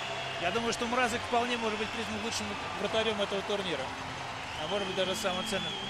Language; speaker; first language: Russian; native; Russian